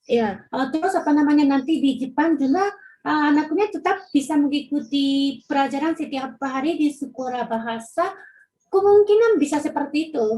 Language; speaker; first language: Indonesian; non-native, fluent; Japanese